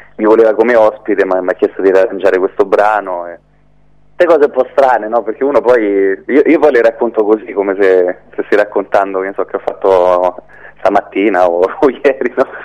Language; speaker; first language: Italian; native; Italian